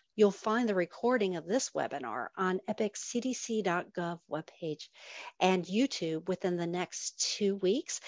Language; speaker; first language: English; native; English